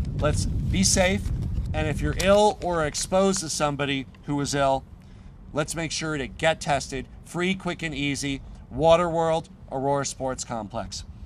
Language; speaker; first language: English; native; English